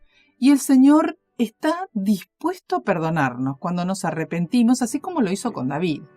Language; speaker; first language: Spanish; native; Spanish